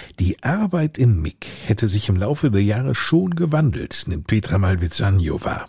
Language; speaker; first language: German; native; German